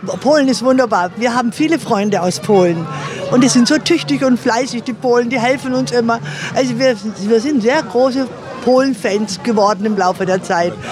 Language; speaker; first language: German; native; German